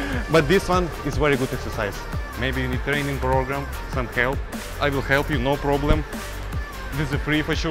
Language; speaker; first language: English; non-native, learner; Russian